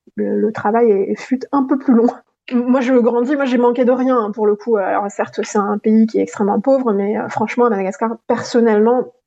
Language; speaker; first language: French; non-native, local second language; Gujarati